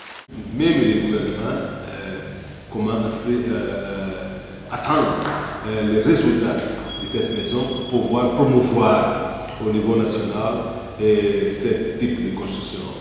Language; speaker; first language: French; non-native, fluent; Portuguese